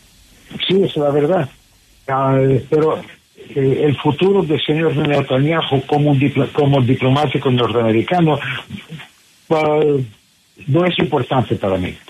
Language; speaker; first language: Spanish; non-native, fluent; English